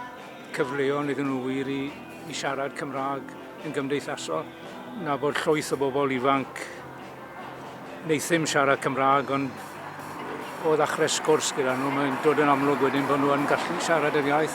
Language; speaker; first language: Welsh; non-native, local second language; English